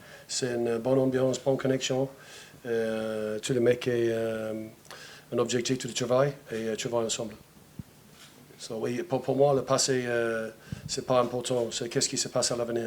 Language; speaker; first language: French; non-native, fluent; English